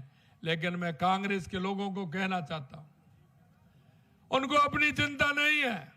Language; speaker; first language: Hindi; native; Hindi